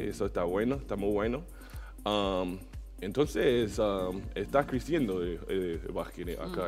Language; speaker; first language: Spanish; non-native, learner; English